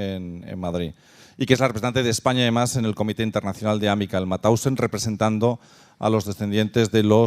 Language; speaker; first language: Spanish; native; Spanish